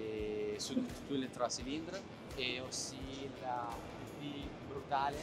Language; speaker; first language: French; non-native, learner; Italian